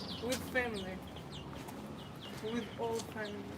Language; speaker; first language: English; non-native, local second language; Russian